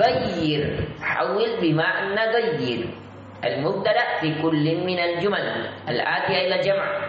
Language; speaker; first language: Arabic; non-native, fluent; Indonesian